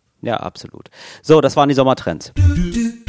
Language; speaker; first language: German; native; German